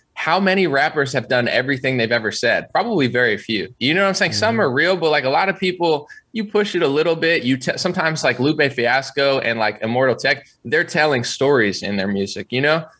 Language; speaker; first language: English; native; English